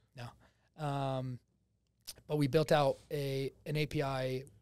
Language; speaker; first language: English; native; English